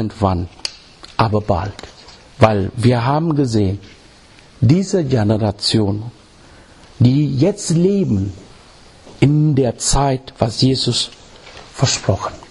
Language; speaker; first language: German; non-native, learner; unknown